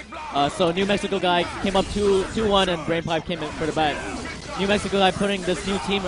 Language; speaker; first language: English; native; English